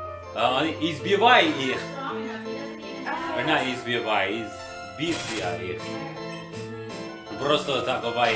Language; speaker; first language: Russian; non-native, learner; English